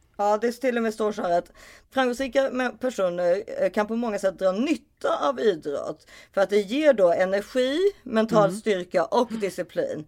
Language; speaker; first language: Swedish; native; Swedish